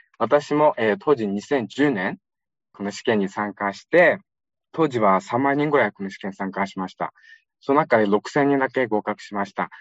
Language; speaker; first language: Japanese; non-native, fluent; Uyghur